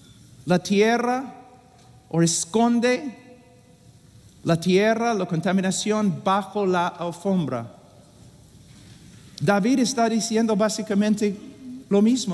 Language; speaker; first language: Spanish; non-native, fluent; English